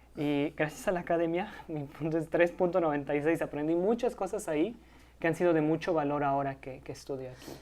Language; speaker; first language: Spanish; native; Spanish